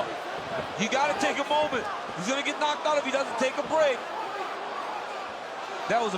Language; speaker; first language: English; native; English